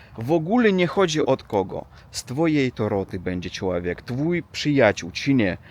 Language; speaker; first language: Polish; non-native, learner; Russian